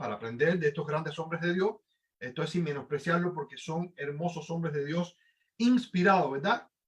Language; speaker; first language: Spanish; native; Spanish